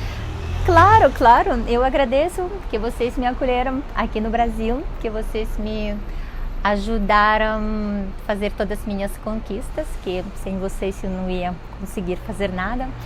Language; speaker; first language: Portuguese; non-native, fluent; Russian